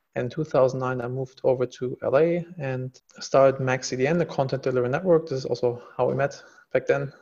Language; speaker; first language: English; non-native, fluent; German